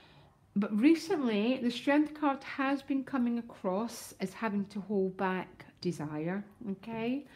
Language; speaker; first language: English; native; English